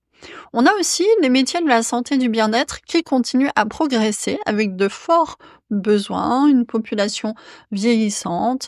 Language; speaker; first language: French; native; French